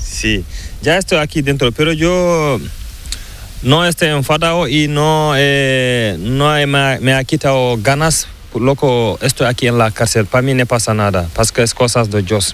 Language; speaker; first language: Spanish; non-native, learner; Fula